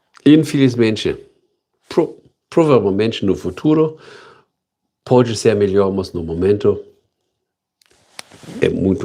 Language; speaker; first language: Portuguese; non-native, learner; German